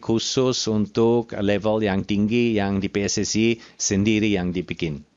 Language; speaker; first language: Indonesian; non-native, fluent; German